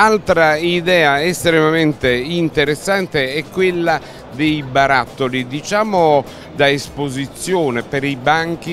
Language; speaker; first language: Italian; native; Italian